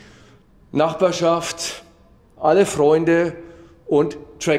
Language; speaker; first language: German; native; German